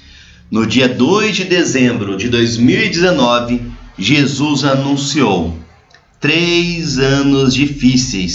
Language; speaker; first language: Portuguese; native; Portuguese